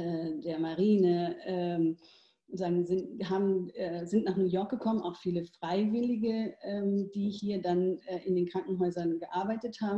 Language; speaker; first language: German; native; German